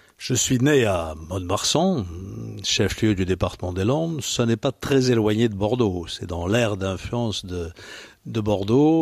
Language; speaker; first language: French; native; French